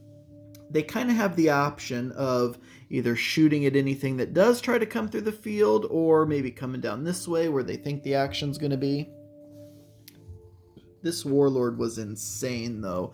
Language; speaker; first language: English; native; English